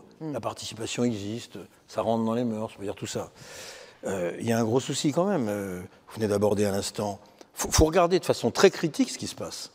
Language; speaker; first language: French; native; French